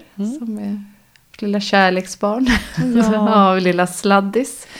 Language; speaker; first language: Swedish; native; Swedish